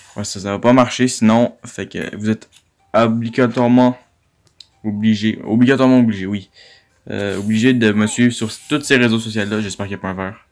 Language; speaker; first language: French; native; French